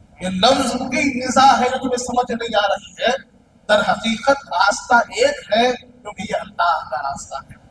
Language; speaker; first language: Urdu; native; Urdu